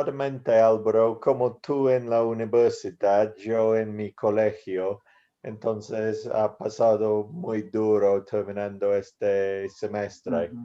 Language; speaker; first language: Spanish; non-native, learner; English